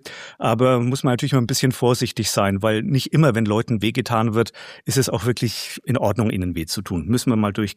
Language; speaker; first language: German; native; German